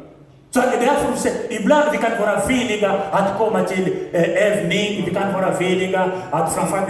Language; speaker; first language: Swedish; non-native, fluent; Lingala